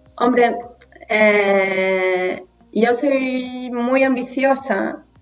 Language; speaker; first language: Spanish; non-native, fluent; Polish